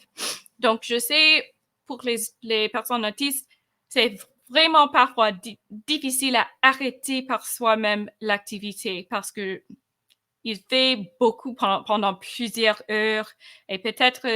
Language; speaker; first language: French; non-native, fluent; English